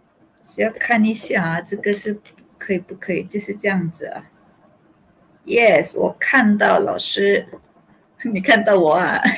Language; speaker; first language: Chinese; non-native, local second language; Malay